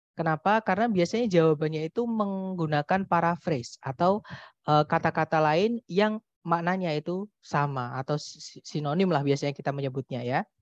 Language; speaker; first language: Indonesian; native; Indonesian